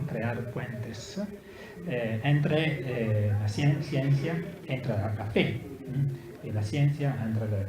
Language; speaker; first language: Spanish; non-native, fluent; Italian